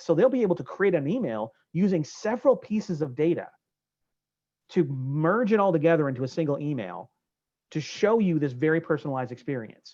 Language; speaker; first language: English; native; English